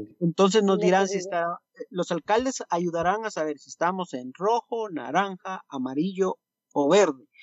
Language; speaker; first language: Spanish; native; Spanish